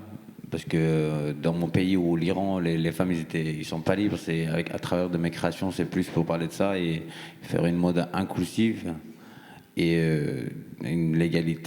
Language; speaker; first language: French; non-native, fluent; Persian